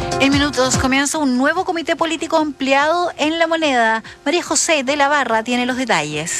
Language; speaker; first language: Spanish; native; Spanish